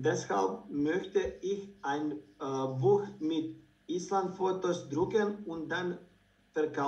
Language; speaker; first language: German; non-native, learner; Bosnian